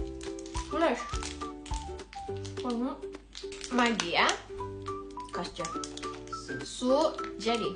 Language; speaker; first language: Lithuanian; non-native, learner; Japanese